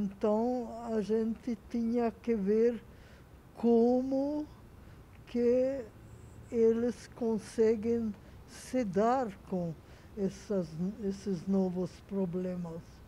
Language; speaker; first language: Portuguese; non-native, fluent; Hungarian